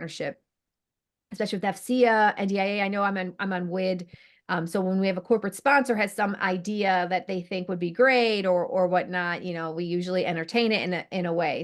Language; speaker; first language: English; native; English